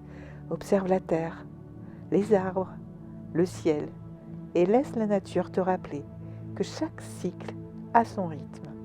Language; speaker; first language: French; native; French